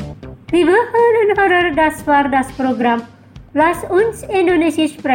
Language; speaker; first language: German; non-native, fluent; Indonesian